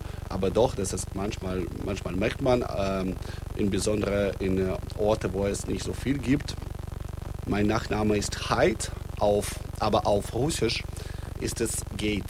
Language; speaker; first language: German; non-native, fluent; Russian